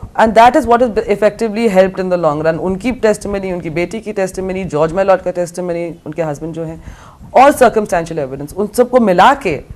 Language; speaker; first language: Hindi; native; Hindi